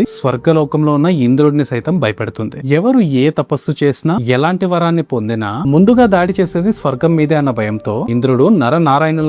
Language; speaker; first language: Telugu; native; Telugu